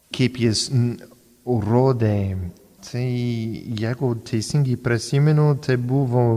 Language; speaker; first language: Lithuanian; non-native, fluent; English